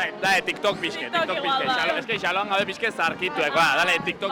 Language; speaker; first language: Basque; native; Basque